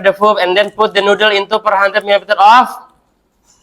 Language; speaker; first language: English; non-native, fluent; Indonesian